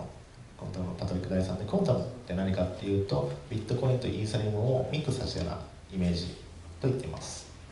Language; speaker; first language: Japanese; native; Japanese